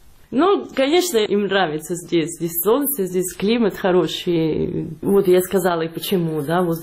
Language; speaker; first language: Russian; non-native, fluent; Catalan